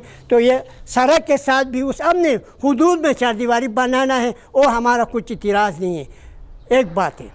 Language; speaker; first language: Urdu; non-native, local second language; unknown